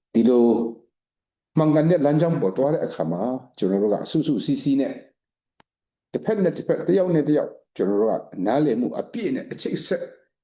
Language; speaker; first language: Burmese; non-native, local second language; Kachin